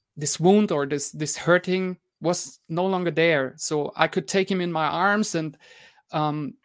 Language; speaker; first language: English; non-native, fluent; German